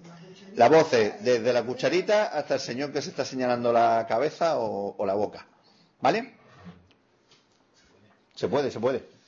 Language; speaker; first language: Spanish; native; Spanish